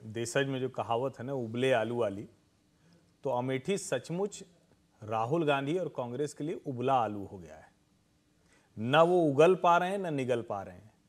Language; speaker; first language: Hindi; native; Hindi